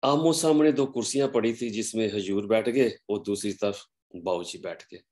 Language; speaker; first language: Hindi; non-native, local second language; Punjabi